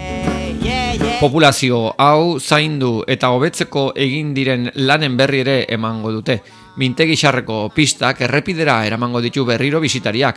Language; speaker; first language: Basque; native; Basque